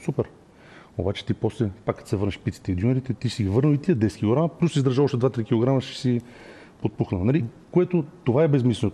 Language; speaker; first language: Bulgarian; native; Bulgarian